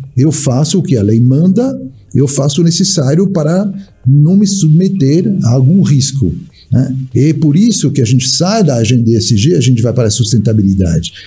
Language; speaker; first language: Portuguese; non-native, fluent; French